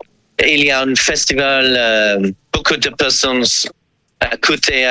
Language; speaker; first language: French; non-native, learner; English